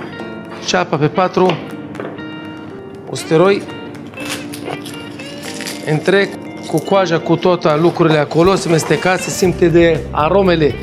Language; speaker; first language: Romanian; non-native, learner; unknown